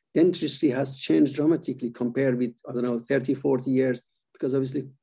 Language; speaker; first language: English; non-native, fluent; Persian